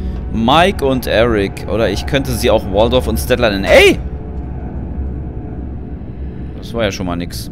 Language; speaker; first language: German; native; German